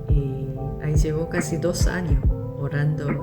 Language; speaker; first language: Spanish; non-native, local second language; Korean